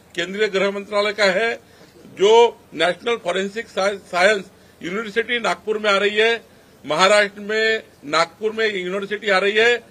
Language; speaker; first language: Hindi; non-native, local second language; Marathi